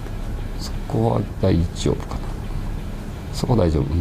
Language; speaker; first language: Japanese; native; Japanese